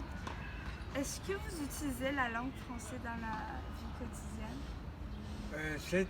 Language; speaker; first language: French; non-native, learner; Turkish